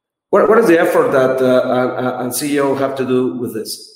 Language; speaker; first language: English; non-native, learner; Spanish